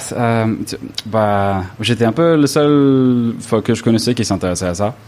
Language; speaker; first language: French; non-native, fluent; English